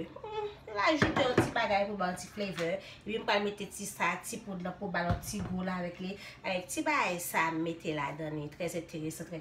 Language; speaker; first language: French; non-native, local second language; Haitian Creole